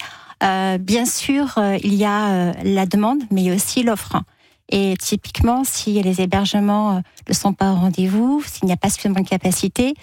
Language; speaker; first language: French; native; French